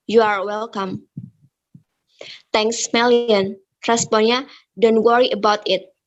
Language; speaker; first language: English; non-native, learner; Indonesian